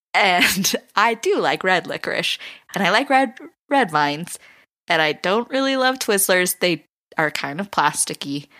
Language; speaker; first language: English; native; English